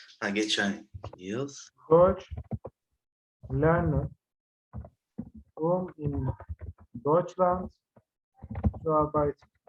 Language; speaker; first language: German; non-native, fluent; Turkish